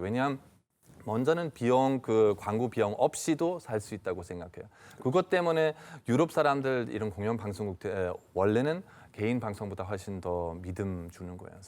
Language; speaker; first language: Korean; non-native, fluent; German